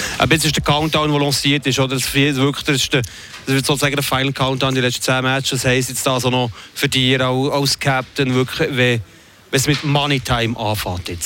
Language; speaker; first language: German; native; German